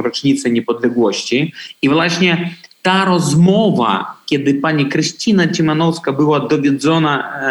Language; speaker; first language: Polish; non-native, fluent; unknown